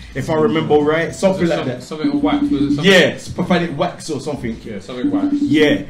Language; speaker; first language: English; native; English